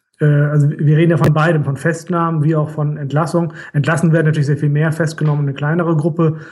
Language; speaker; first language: German; native; German